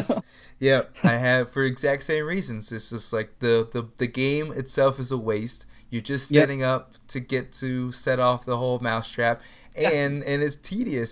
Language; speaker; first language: English; native; English